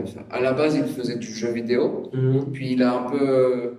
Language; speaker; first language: French; native; French